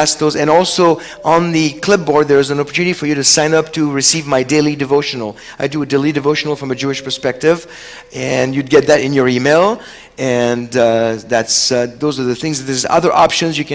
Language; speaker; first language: English; non-native, fluent; French